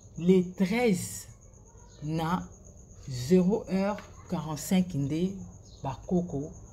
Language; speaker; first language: Lingala; non-native, local second language; Kongo